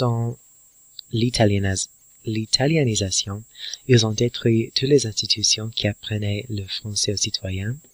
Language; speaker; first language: French; non-native, learner; English